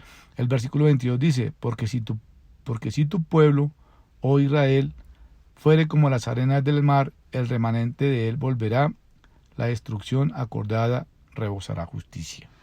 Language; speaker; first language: Spanish; native; Spanish